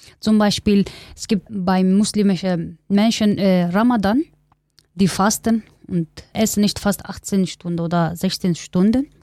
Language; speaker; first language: German; non-native, learner; Kurdish